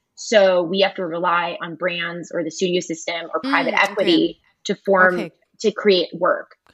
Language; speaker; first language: English; native; English